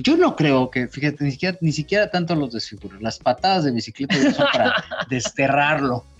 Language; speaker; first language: Spanish; native; Spanish